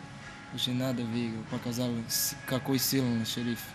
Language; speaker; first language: Russian; non-native, learner; Portuguese